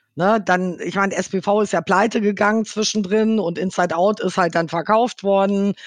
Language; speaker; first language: German; native; German